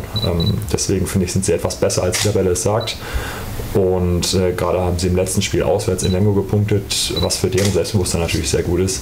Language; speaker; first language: German; native; German